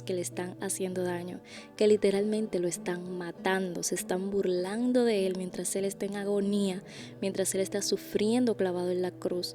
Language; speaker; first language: Spanish; native; Spanish